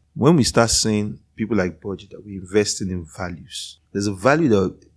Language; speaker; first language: English; non-native, local second language; Yoruba